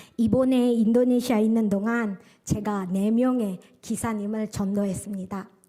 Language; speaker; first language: Korean; non-native, fluent; Indonesian